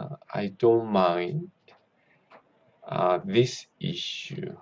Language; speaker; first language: English; non-native, learner; Korean